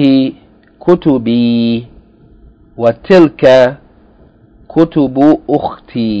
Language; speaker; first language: Arabic; non-native, fluent; English